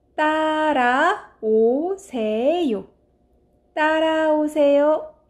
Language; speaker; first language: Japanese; non-native, fluent; Korean